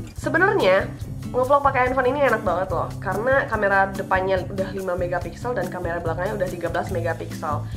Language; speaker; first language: Indonesian; non-native, local second language; Minangkabau